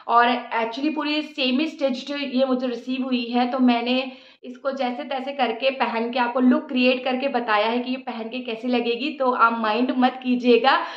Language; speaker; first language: Hindi; native; Hindi